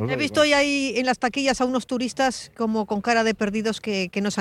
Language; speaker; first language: Spanish; native; Spanish